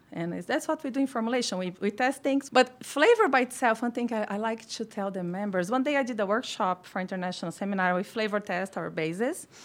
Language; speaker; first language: English; non-native, fluent; Portuguese